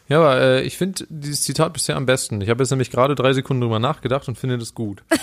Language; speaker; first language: German; native; German